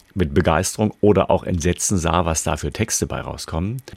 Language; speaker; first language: German; native; German